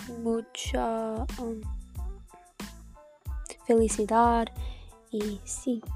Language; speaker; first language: Spanish; non-native, learner; English